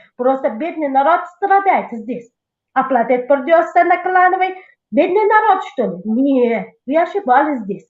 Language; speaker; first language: Russian; non-native, local second language; Tajik